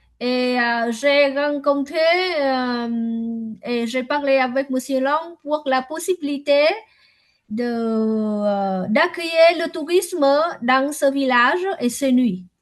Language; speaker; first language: French; non-native, learner; Vietnamese